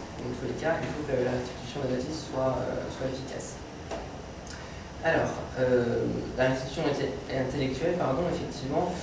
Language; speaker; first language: French; native; French